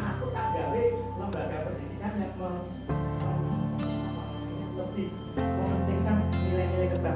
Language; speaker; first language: Indonesian; native; Indonesian